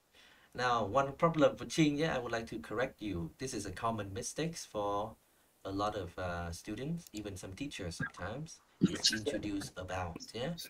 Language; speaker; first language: English; non-native, fluent; Vietnamese